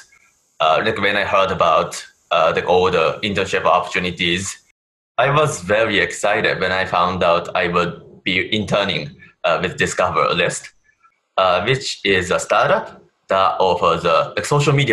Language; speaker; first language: English; non-native, fluent; Japanese